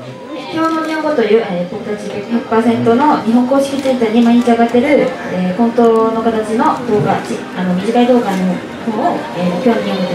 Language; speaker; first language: Japanese; non-native, fluent; Korean